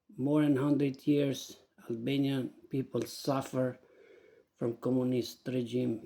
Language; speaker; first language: English; non-native, learner; Albanian